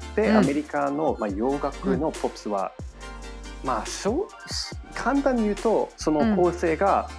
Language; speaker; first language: Japanese; non-native, fluent; English